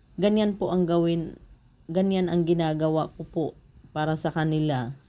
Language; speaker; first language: Filipino; native; Filipino